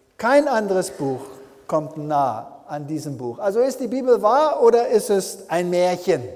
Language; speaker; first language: German; early bilingual, heritage; German